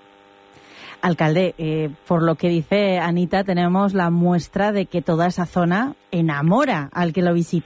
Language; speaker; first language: Spanish; native; Spanish